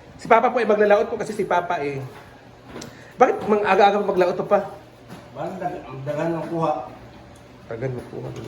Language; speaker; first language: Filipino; non-native, local second language; Cebuano